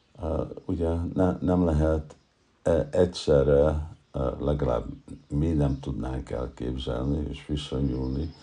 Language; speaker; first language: Hungarian; early bilingual, heritage; Hungarian